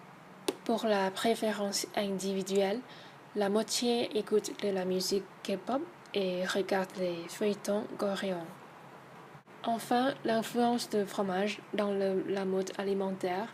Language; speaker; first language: French; non-native, learner; Thai